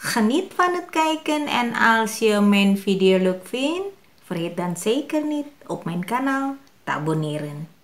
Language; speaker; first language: Dutch; non-native, fluent; Indonesian